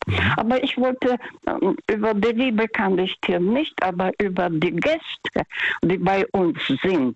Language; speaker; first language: German; non-native, fluent; Russian